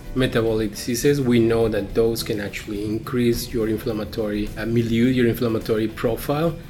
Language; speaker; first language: English; non-native, fluent; Spanish